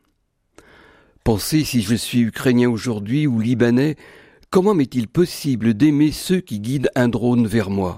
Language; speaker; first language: French; native; French